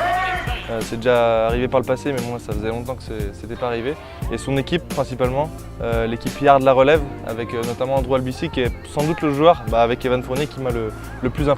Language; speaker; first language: French; native; French